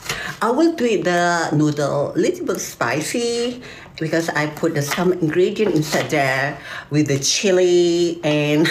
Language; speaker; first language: English; non-native, learner; Malay